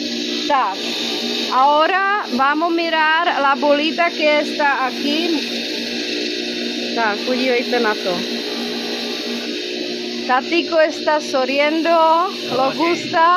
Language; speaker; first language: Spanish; non-native, learner; Czech